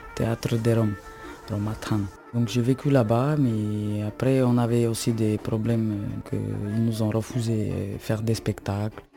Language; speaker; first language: French; non-native, fluent; Slovak